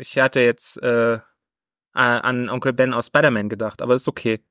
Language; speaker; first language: German; native; German